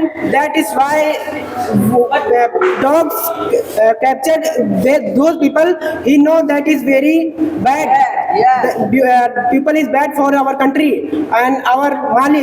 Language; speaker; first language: English; non-native, learner; Hindi